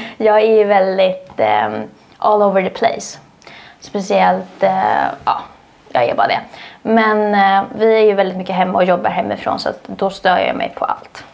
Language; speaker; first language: Swedish; early bilingual, other home language; Russian